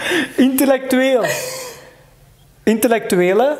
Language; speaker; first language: Dutch; early bilingual, other home language; Turkish